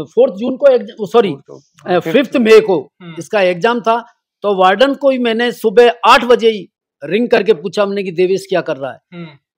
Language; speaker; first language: Hindi; native; Hindi